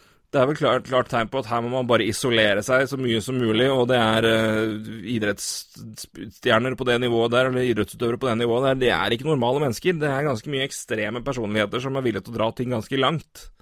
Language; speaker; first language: Norwegian; native; Norwegian